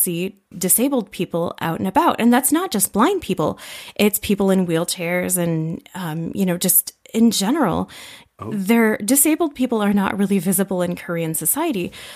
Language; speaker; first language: English; native; English